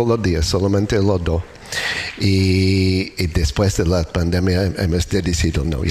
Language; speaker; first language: Spanish; non-native, learner; English